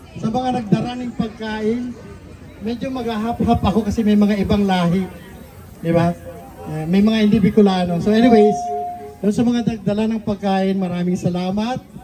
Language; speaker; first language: Filipino; non-native, local second language; Bikol